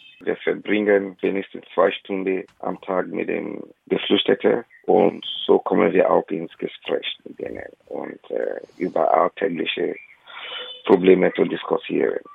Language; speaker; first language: German; non-native, fluent; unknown